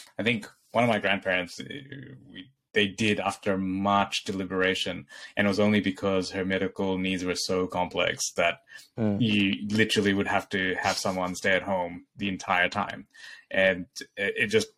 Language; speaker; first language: English; non-native, local second language; Bangla